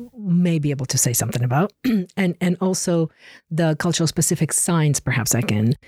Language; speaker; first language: English; non-native, fluent; Ukrainian